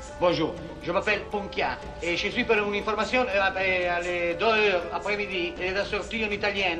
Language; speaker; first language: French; non-native, learner; Italian